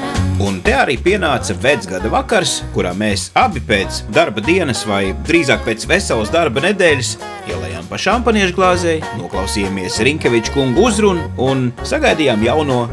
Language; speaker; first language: Latvian; native; Latvian